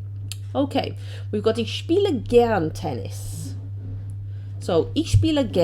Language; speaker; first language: German; non-native, learner; English